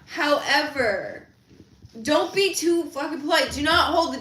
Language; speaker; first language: English; native; English